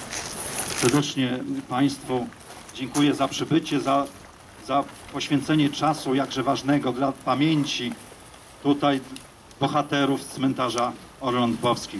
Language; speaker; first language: Polish; native; Polish